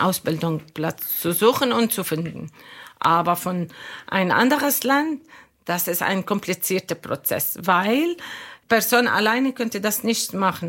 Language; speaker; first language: German; non-native, learner; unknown